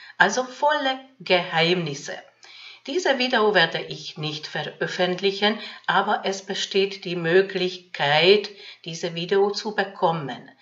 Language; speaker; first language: German; non-native, fluent; Hungarian